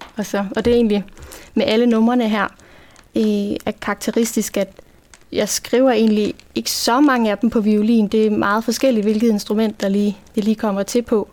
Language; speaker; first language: Danish; native; Danish